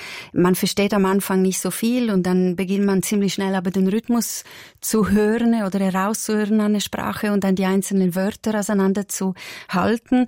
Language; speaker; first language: German; non-native, local second language; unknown